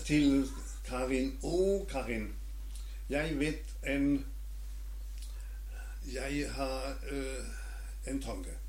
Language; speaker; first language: Danish; non-native, learner; German